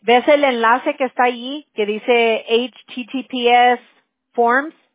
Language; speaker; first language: Spanish; early bilingual, heritage; Spanish